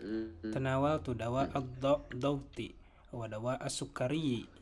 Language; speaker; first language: Arabic; non-native, learner; Indonesian